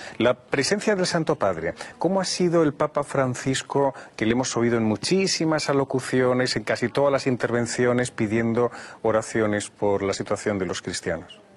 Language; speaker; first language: Spanish; native; Spanish